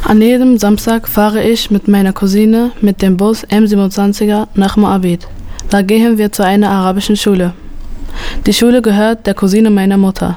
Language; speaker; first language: German; early bilingual, other home language; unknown